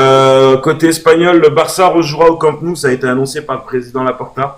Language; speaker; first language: French; native; French